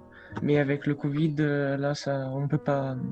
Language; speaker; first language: French; non-native, fluent; Italian